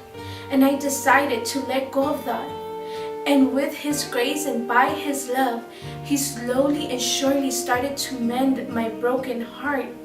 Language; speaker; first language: English; early bilingual, other home language; Spanish